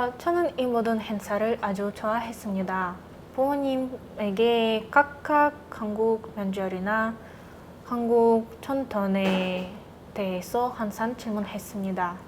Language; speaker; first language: Korean; non-native, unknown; Russian